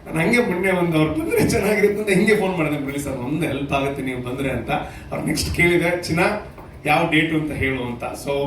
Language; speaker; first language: Kannada; non-native, local second language; Tulu